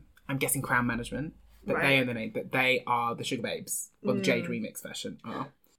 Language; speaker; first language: English; native; English